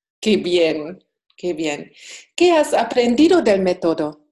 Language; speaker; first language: Spanish; non-native, fluent; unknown